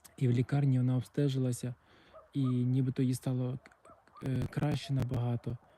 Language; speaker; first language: Ukrainian; non-native, local second language; Russian